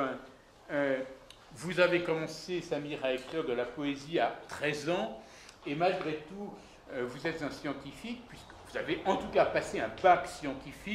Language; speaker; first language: French; native; French